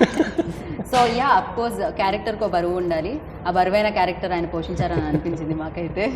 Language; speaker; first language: Telugu; native; Telugu